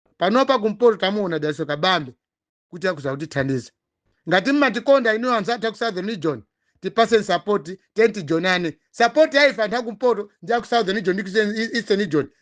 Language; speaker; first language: Nyanja; non-native, local second language; Tumbuka